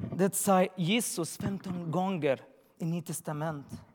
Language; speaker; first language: Swedish; non-native, learner; Arabic